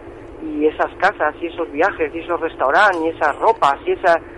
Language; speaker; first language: Spanish; native; Spanish